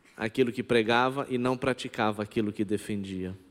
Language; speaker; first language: Portuguese; non-native, local second language; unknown